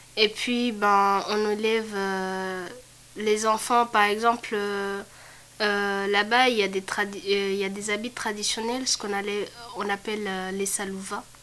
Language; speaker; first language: French; non-native, local second language; Comorian